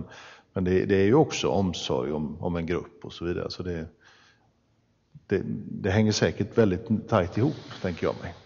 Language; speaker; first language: Swedish; native; Swedish